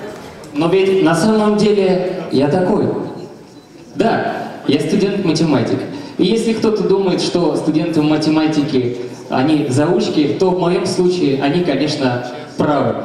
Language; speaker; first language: Russian; native; Russian